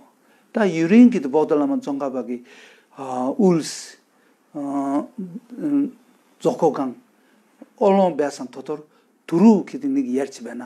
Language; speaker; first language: Mongolian; non-native, fluent; Tibetan